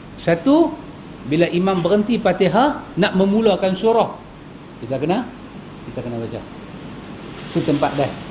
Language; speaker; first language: Malay; native; Malay